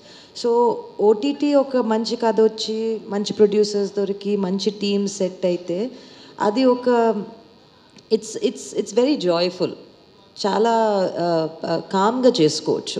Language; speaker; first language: Telugu; native; Telugu